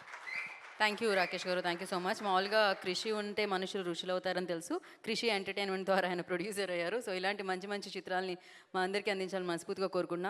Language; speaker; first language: Telugu; native; Telugu